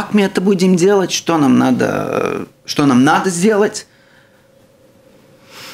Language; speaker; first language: Russian; non-native, local second language; Latvian